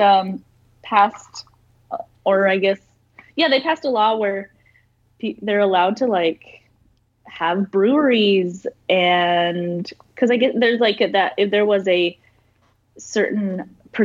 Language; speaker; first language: English; native; English